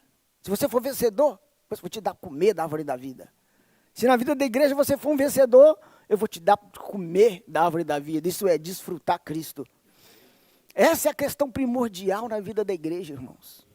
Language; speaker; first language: Portuguese; native; Portuguese